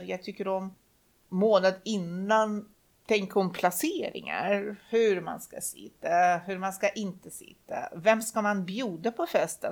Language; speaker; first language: Swedish; non-native, fluent; Russian